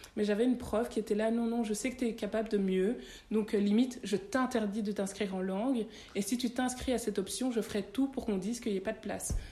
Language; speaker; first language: French; native; French